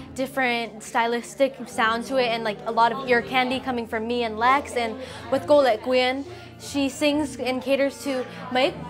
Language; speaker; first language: English; early bilingual, other home language; Vietnamese